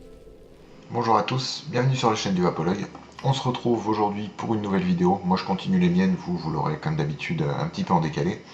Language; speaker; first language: French; native; French